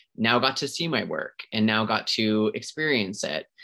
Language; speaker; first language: English; native; English